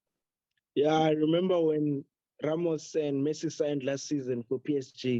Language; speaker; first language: English; non-native, local second language; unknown